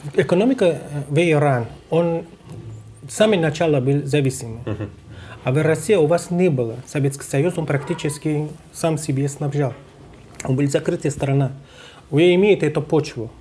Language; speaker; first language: Russian; non-native, fluent; Persian